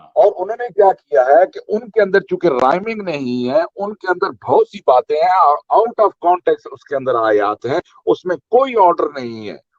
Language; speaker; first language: Urdu; native; Urdu